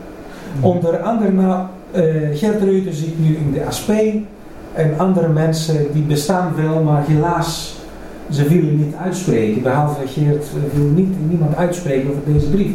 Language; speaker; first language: Dutch; non-native, fluent; Greek